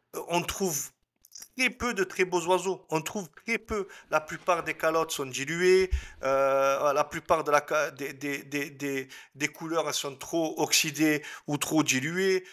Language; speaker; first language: French; native; French